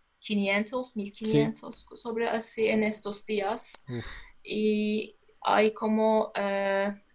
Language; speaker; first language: Spanish; non-native, learner; Turkish